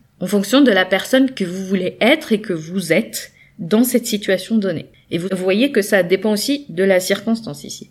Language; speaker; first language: French; native; French